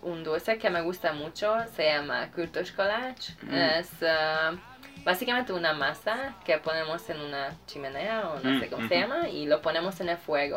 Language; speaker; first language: Spanish; non-native, fluent; Hungarian